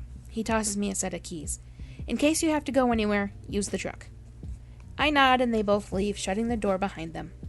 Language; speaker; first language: English; native; English